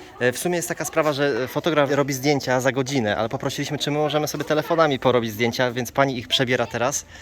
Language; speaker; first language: Polish; native; Polish